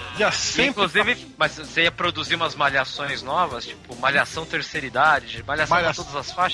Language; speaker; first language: Portuguese; native; Portuguese